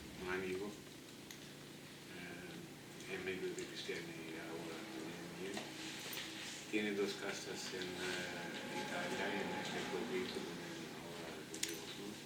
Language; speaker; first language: Spanish; non-native, fluent; Italian